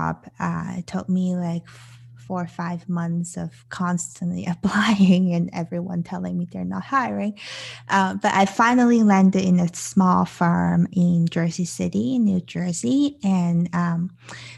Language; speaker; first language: English; non-native, local second language; Cantonese